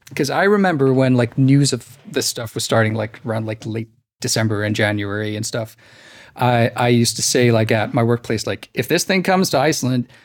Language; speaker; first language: English; non-native, fluent; Icelandic